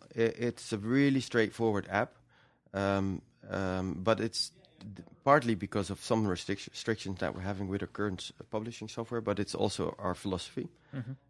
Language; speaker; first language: English; non-native, fluent; Dutch